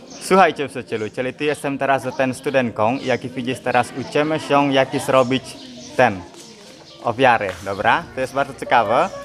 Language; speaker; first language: Polish; non-native, learner; Balinese